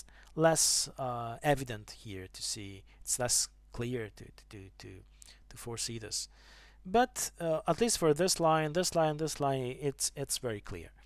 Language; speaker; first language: English; non-native, fluent; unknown